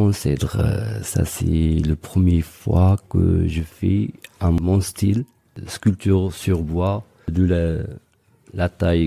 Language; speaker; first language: French; non-native, local second language; Arabic